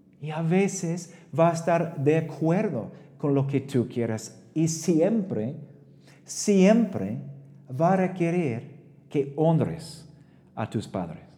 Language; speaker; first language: Spanish; non-native, fluent; English